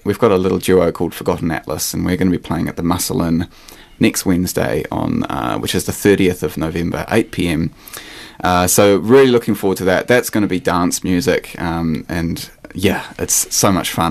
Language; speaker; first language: English; native; English